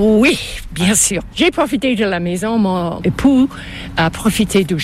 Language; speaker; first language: French; non-native, fluent; English